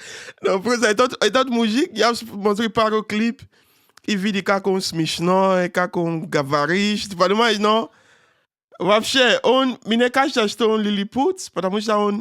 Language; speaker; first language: Russian; non-native, learner; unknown